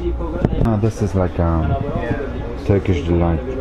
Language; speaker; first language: English; non-native, fluent; Polish